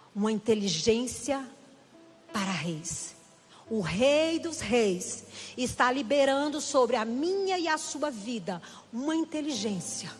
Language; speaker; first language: Portuguese; native; Portuguese